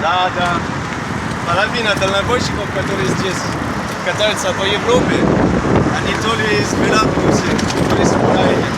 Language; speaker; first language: Russian; non-native, learner; French